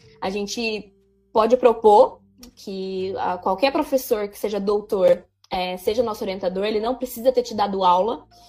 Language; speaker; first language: Portuguese; native; Portuguese